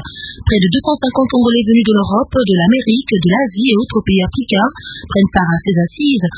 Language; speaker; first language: French; non-native, local second language; Lingala